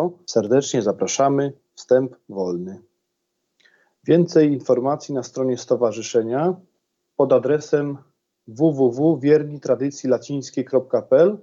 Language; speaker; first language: Polish; native; Polish